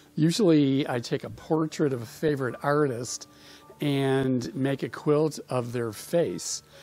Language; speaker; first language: English; native; English